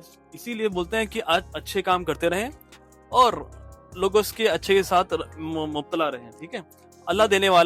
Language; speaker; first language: Hindi; native; Hindi